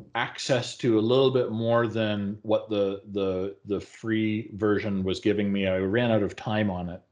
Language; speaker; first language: English; native; English